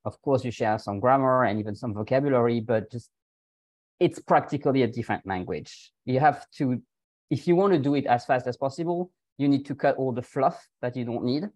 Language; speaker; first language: English; non-native, fluent; French